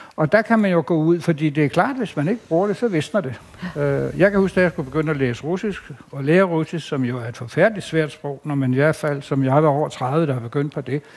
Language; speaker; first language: Danish; native; Danish